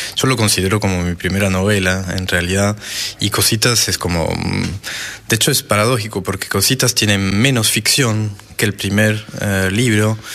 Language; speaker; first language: Spanish; non-native, fluent; French